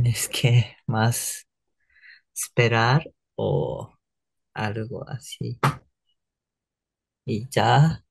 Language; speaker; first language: Spanish; non-native, learner; Japanese